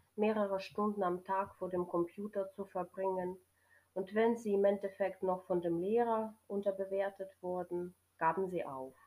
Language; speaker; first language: German; non-native, fluent; Ukrainian